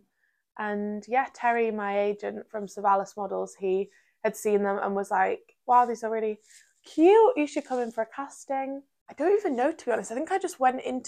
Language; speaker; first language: English; native; English